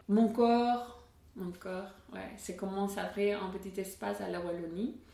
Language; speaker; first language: French; non-native, learner; Spanish